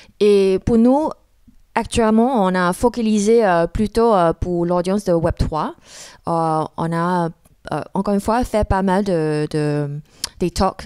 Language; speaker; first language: French; non-native, fluent; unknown